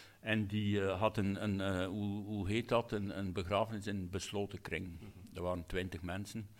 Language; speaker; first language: Dutch; native; Dutch